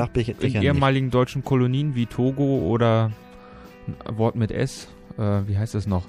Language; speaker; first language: German; native; German